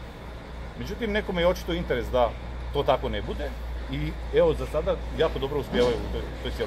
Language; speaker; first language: Croatian; native; Croatian